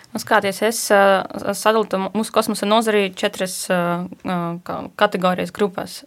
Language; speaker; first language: Latvian; non-native, fluent; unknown